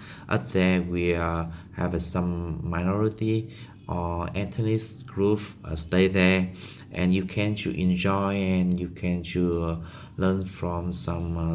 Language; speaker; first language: English; non-native, learner; Vietnamese